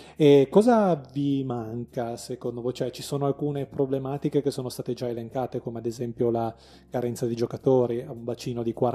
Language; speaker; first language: Italian; native; Italian